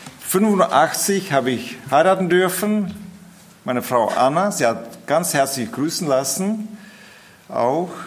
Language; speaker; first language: German; early bilingual, heritage; German